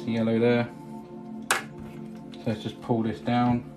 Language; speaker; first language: English; native; English